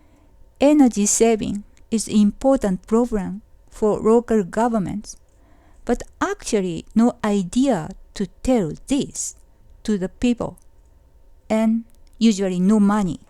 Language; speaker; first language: English; non-native, fluent; Japanese